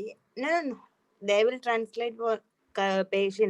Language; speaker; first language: English; non-native, learner; Malayalam